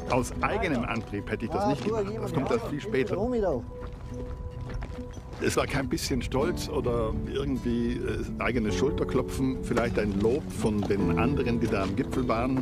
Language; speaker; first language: German; native; German